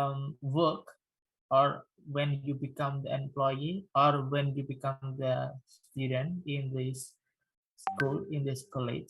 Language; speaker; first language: English; non-native, fluent; Indonesian